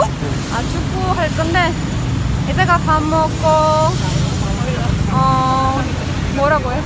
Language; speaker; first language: Korean; non-native, fluent; Romanian